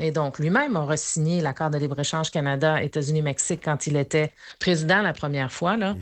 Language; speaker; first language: French; native; French